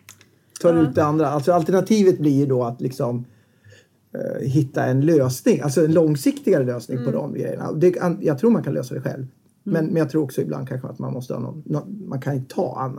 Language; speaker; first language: Swedish; native; Swedish